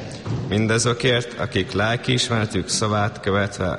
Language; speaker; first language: Hungarian; native; Hungarian